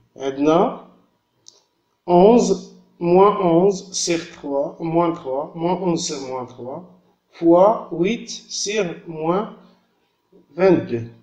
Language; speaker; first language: French; non-native, local second language; Arabic